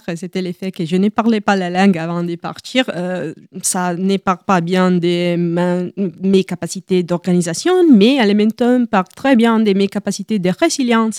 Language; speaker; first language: French; non-native, learner; Italian